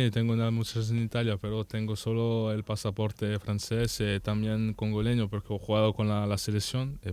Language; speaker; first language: Spanish; non-native, learner; French